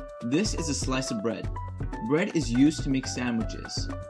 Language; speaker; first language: English; native; English